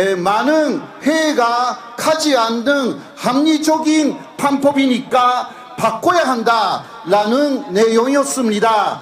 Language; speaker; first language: Korean; non-native, fluent; Japanese